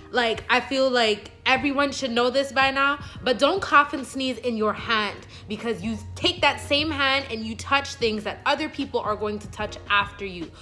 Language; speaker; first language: English; native; English